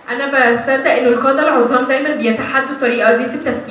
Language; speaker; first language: Arabic; native; Arabic